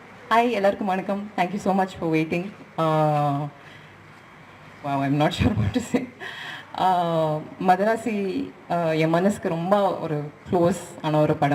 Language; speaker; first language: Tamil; non-native, learner; Kannada